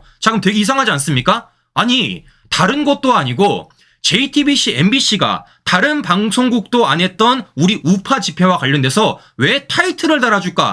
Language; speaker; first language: Korean; native; Korean